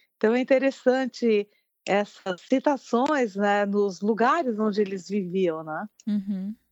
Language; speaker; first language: Portuguese; early bilingual, other home language; French